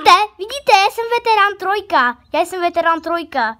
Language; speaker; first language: Czech; early bilingual, other home language; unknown